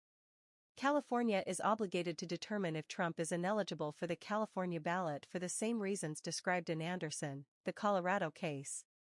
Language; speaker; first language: English; native; English